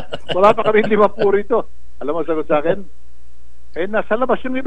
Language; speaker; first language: Filipino; native; Filipino